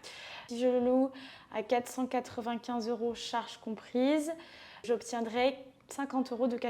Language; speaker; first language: French; native; French